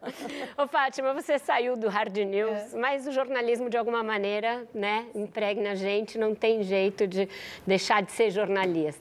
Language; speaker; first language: Portuguese; native; Portuguese